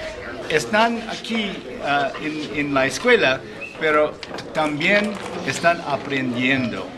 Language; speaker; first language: Spanish; non-native, learner; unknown